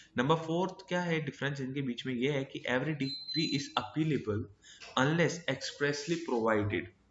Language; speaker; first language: Hindi; native; Hindi